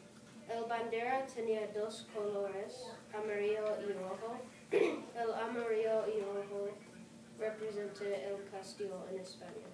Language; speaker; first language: Spanish; non-native, learner; English